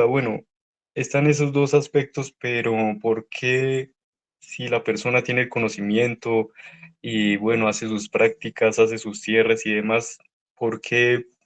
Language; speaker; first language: Spanish; native; Spanish